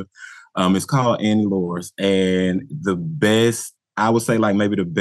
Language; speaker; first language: English; native; English